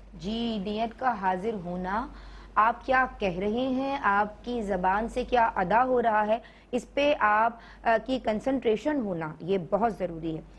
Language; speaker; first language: Urdu; native; Urdu